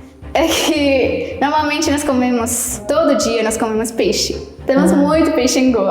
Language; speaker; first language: Portuguese; non-native, fluent; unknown